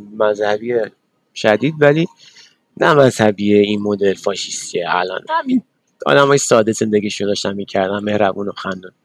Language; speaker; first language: Persian; early bilingual, other home language; English